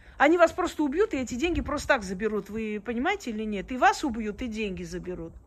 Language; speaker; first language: Russian; early bilingual, other home language; Armenian